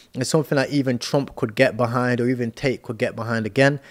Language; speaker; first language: English; native; English